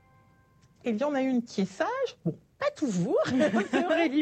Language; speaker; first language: French; native; French